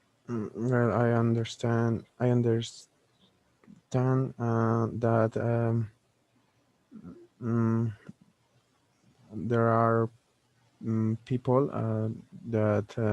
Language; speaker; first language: English; non-native, learner; Spanish